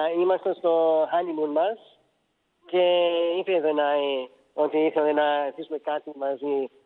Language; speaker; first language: Greek; early bilingual, heritage; Greek